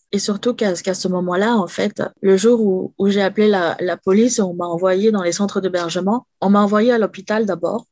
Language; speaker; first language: French; native; French